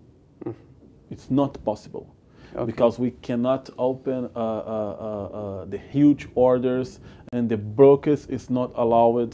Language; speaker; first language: English; non-native, learner; Portuguese